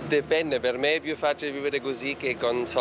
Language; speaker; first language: Italian; non-native, fluent; German